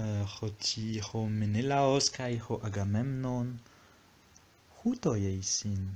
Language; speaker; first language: Greek; non-native, fluent; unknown